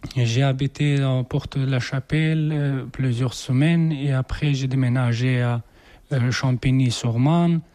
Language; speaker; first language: French; non-native, learner; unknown